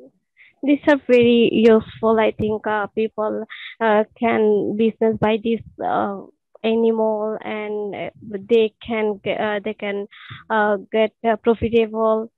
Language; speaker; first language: English; non-native, learner; Bangla